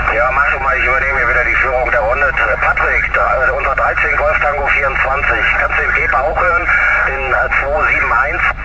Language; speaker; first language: German; native; German